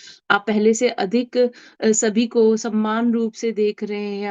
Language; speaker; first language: Hindi; native; Hindi